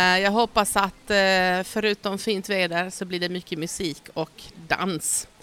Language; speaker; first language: Swedish; native; Swedish